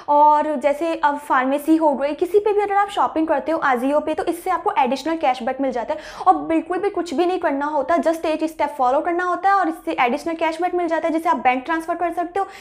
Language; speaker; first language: Hindi; native; Hindi